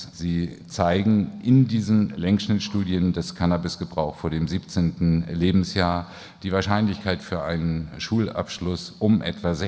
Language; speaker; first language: German; native; German